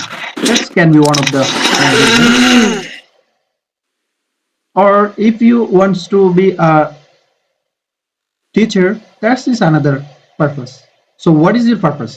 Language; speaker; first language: English; non-native, fluent; Bangla